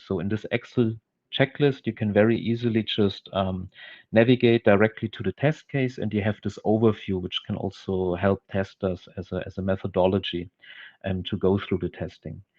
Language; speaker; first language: English; non-native, fluent; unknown